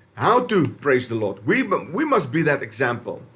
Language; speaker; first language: English; non-native, local second language; Afrikaans